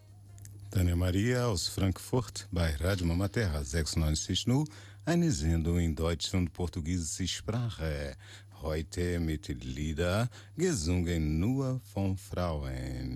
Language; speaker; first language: German; non-native, learner; Portuguese